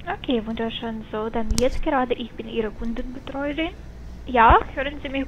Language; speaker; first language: German; non-native, fluent; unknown